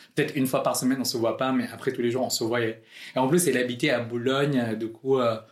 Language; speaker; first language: French; non-native, fluent; Filipino